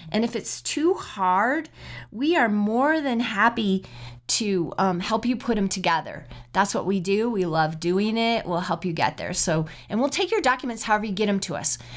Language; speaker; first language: English; native; English